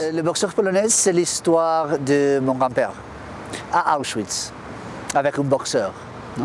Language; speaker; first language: French; non-native, fluent; Spanish